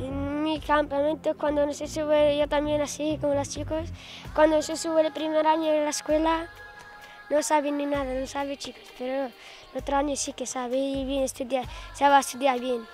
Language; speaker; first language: Spanish; non-native, learner; Arabic